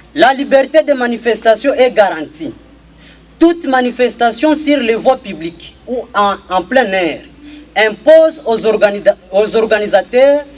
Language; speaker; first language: French; non-native, local second language; Swahili